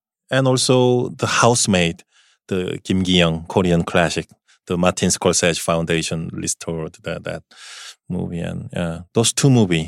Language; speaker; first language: English; non-native, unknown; Korean